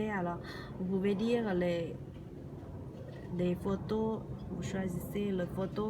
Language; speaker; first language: French; non-native, learner; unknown